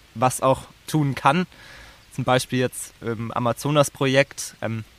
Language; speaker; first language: German; native; German